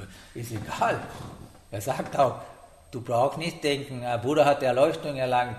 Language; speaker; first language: German; non-native, learner; Sinhala